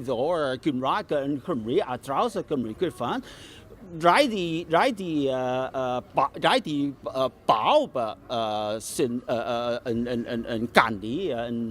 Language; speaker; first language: Welsh; non-native, learner; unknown